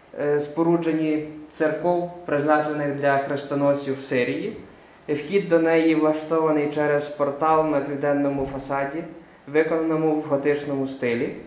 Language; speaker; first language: Ukrainian; native; Ukrainian